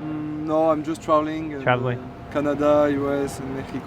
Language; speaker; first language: English; non-native, fluent; French